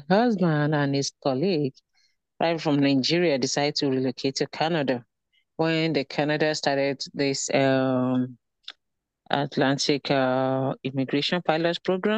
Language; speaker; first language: English; non-native, local second language; Yoruba